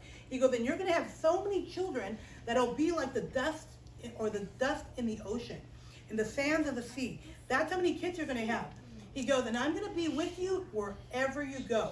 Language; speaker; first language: English; native; English